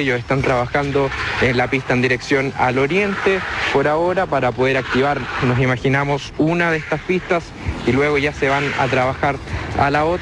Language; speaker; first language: Spanish; native; Spanish